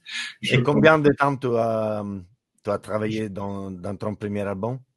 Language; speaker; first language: French; non-native, learner; Italian